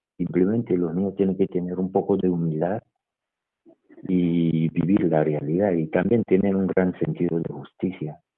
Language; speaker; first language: Spanish; non-native, fluent; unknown